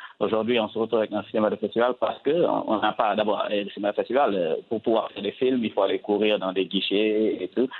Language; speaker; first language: French; non-native, local second language; Wolof